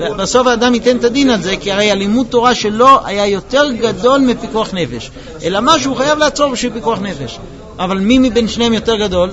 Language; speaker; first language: Hebrew; non-native, fluent; English